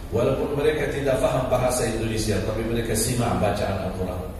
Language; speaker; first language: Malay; non-native, fluent; Arabic